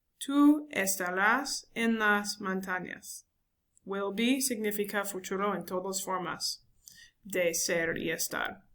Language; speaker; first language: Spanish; non-native, learner; English